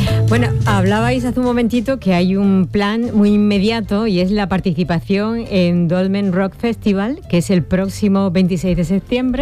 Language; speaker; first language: Spanish; native; Spanish